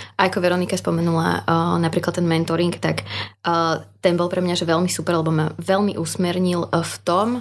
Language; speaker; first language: Slovak; native; Slovak